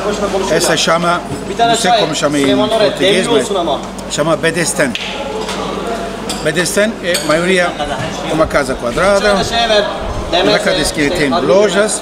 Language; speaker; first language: Portuguese; non-native, learner; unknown